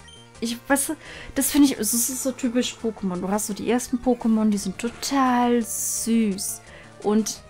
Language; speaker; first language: German; native; German